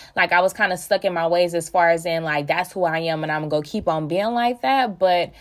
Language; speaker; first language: English; native; English